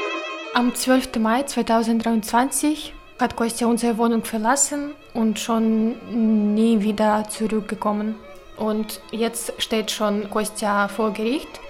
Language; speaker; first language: German; non-native, learner; Ukrainian